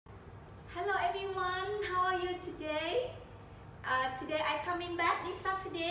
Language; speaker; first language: English; non-native, learner; Vietnamese